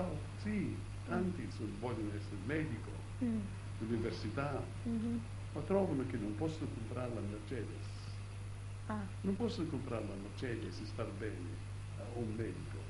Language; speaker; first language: Italian; early bilingual, heritage; Italian